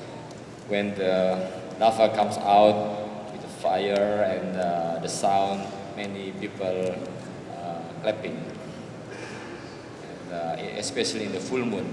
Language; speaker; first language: English; non-native, learner; Indonesian